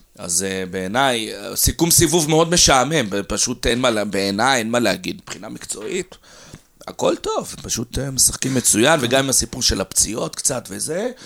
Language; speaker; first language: Hebrew; native; Hebrew